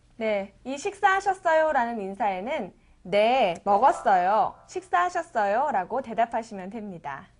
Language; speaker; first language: Korean; native; Korean